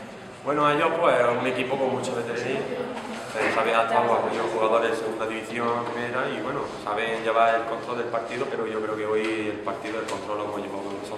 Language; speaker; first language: Spanish; native; Spanish